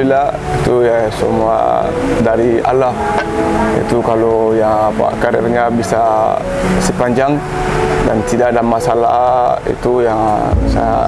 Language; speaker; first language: Indonesian; non-native, learner; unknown